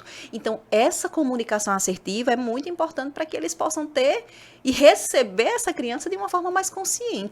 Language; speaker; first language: Portuguese; native; Portuguese